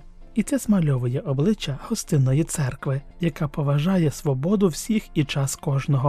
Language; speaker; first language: Ukrainian; native; Ukrainian